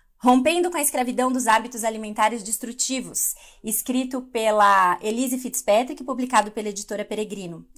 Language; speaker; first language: Portuguese; native; Portuguese